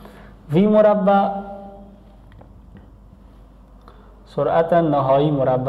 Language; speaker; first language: Persian; native; Persian